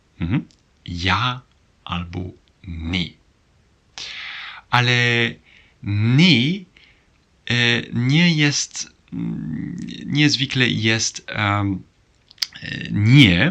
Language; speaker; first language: Polish; non-native, learner; Dutch